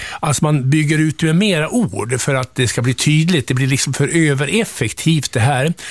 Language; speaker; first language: Swedish; native; Swedish